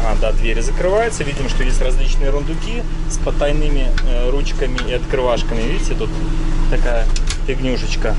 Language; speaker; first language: Russian; native; Russian